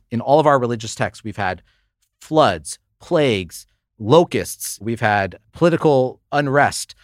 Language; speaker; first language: English; native; English